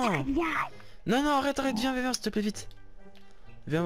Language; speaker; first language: French; native; French